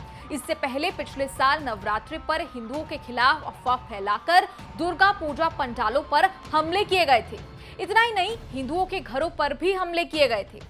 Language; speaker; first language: Hindi; native; Hindi